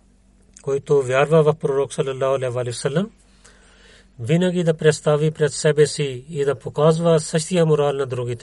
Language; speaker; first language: Bulgarian; non-native, learner; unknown